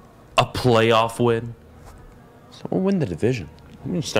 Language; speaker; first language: English; native; English